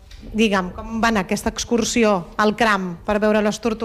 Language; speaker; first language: Catalan; native; Catalan